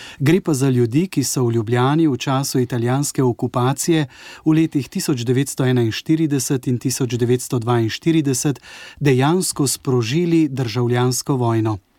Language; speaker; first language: Slovenian; native; Slovenian